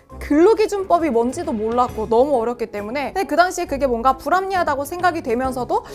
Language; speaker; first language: Korean; native; Korean